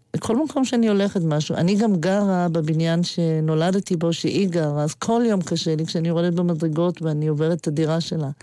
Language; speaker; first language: Hebrew; native; Hebrew